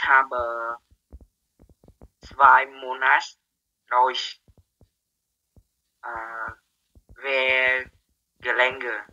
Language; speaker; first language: German; non-native, learner; Vietnamese